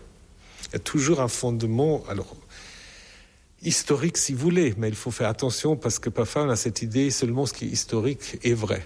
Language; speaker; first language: French; non-native, fluent; German